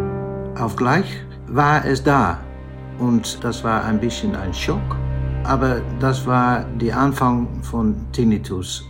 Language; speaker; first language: German; non-native, learner; Dutch